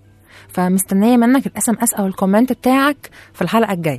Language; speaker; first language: Arabic; native; Arabic